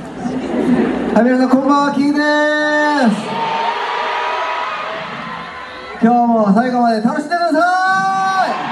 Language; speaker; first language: Japanese; non-native, fluent; Korean